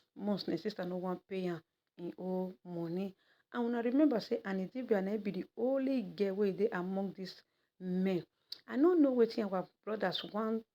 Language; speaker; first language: Nigerian Pidgin; native; Nigerian Pidgin